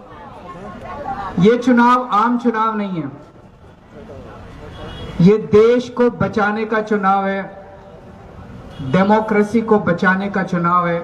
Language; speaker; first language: Hindi; native; Hindi